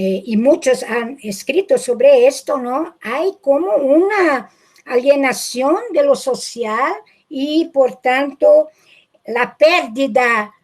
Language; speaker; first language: Spanish; non-native, fluent; Portuguese